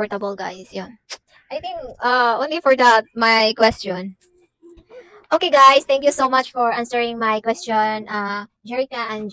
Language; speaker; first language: English; non-native, local second language; Cebuano